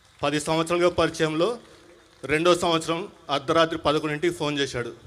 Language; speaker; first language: Telugu; non-native, local second language; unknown